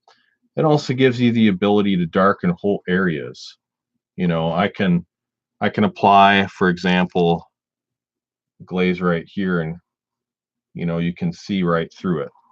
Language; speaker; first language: English; native; English